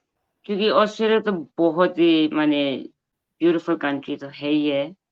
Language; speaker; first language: Hindi; non-native, local second language; Bangla